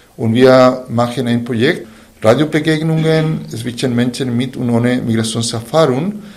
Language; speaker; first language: German; non-native, fluent; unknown